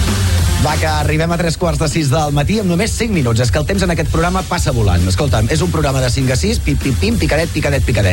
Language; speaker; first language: Catalan; native; Catalan